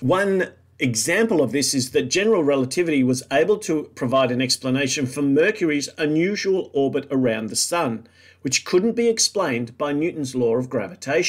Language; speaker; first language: English; native; English